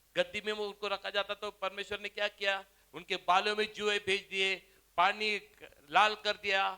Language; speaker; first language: Hindi; non-native, local second language; Marathi